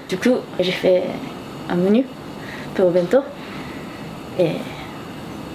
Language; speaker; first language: French; non-native, learner; Japanese